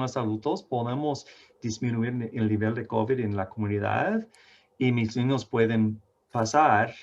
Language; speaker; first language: Spanish; non-native, fluent; English